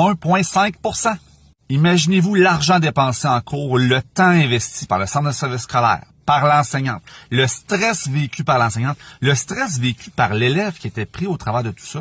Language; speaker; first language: French; native; French